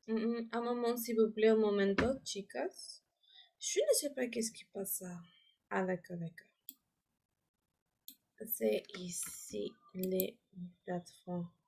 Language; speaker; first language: French; non-native, fluent; Spanish